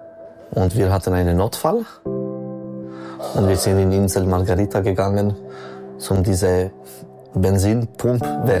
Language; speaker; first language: German; non-native, local second language; French